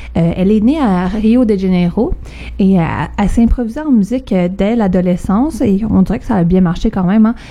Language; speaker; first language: French; native; French